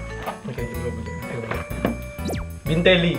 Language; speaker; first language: Russian; non-native, learner; Indonesian